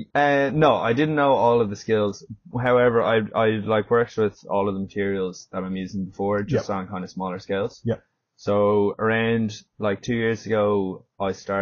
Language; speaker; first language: English; native; English